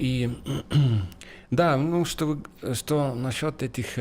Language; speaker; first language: Russian; non-native, fluent; Estonian